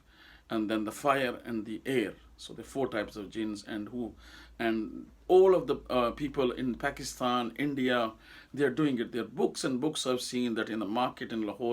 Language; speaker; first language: English; non-native, local second language; Urdu